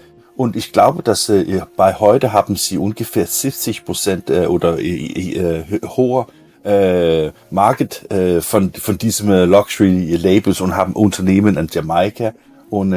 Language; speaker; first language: German; non-native, learner; Danish